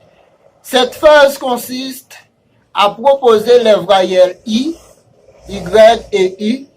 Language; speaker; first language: French; non-native, fluent; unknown